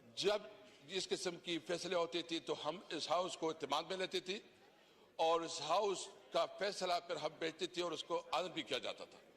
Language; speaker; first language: Urdu; non-native, local second language; Pashto